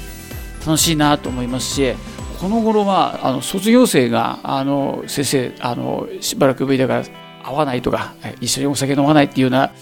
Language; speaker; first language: Japanese; native; Japanese